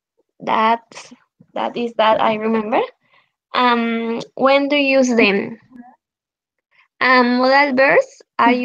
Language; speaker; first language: English; non-native, learner; Spanish